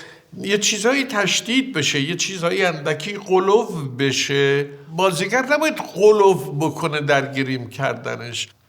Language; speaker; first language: Persian; native; Persian